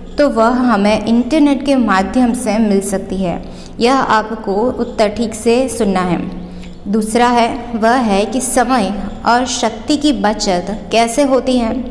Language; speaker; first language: Hindi; non-native, local second language; Gujarati